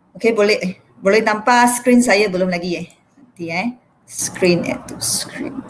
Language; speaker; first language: Malay; non-native, local second language; Chinese